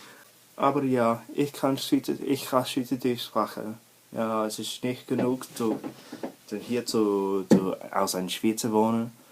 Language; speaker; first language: German; non-native, learner; English